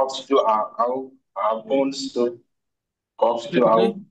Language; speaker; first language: German; non-native, learner; Bangla